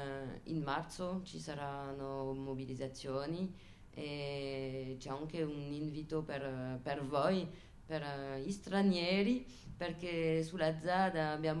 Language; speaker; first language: Italian; non-native, fluent; French